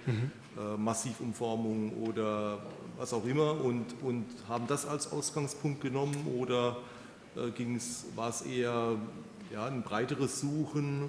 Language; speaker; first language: German; native; German